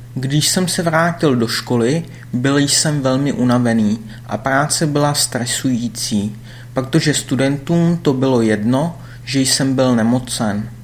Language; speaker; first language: Czech; non-native, fluent; German